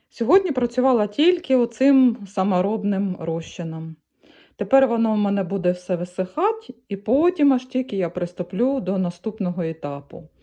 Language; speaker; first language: Ukrainian; native; Ukrainian